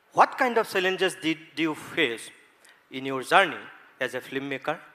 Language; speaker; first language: English; non-native, local second language; Assamese